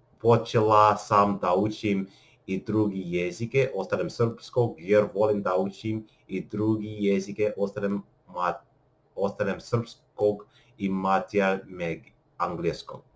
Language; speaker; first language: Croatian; non-native, learner; English